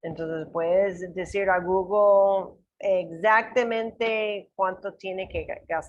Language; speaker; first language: Spanish; non-native, learner; English